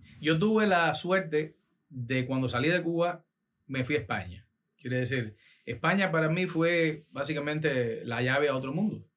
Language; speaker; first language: Spanish; native; Spanish